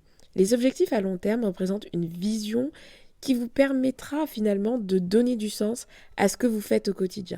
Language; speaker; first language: French; native; French